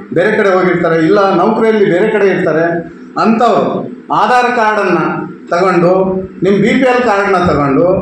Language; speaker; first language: Kannada; non-native, local second language; Lambadi